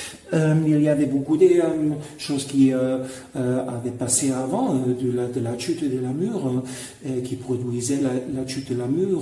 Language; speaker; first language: French; non-native, fluent; German